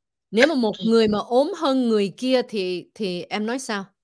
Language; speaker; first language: Vietnamese; early bilingual, heritage; Vietnamese